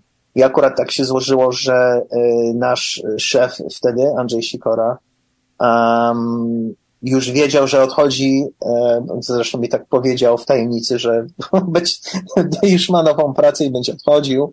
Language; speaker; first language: Polish; early bilingual, heritage; English